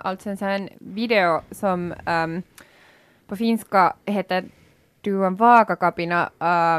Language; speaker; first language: Swedish; native; Swedish